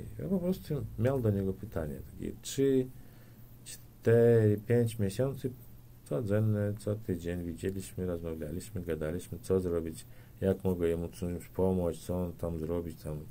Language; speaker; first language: Polish; non-native, learner; Turkmen